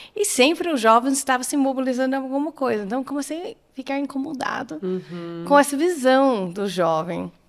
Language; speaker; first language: Portuguese; non-native, fluent; English